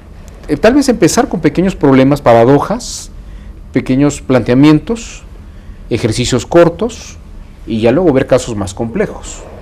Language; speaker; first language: Spanish; native; Spanish